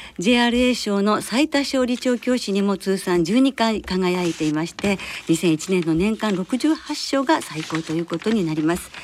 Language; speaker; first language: Japanese; native; Japanese